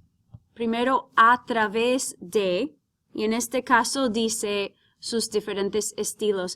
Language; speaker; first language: Spanish; non-native, fluent; English